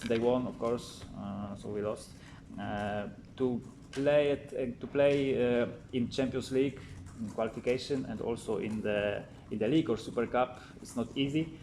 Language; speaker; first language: English; non-native, fluent; Polish